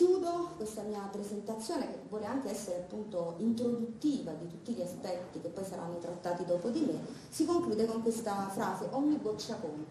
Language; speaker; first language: Italian; native; Italian